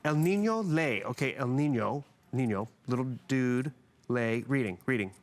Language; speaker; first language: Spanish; non-native, learner; English